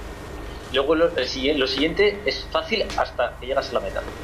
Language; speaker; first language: Spanish; native; Spanish